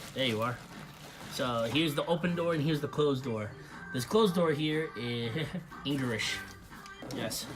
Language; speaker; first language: English; native; English